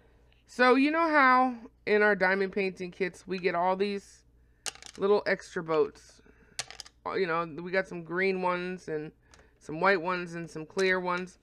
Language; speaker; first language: English; native; English